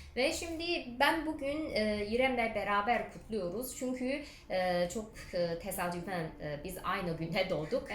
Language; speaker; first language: Turkish; non-native, fluent; Chinese